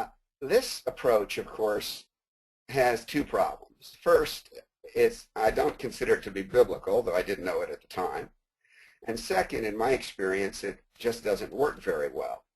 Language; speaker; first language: English; native; English